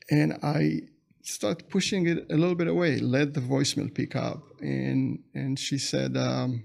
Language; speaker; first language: English; non-native, fluent; Hebrew